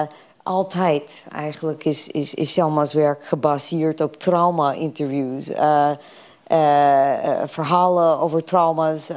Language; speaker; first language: Dutch; non-native, fluent; English